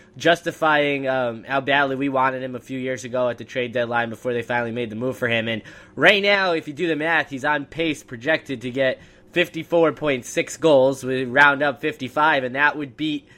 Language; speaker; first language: English; native; English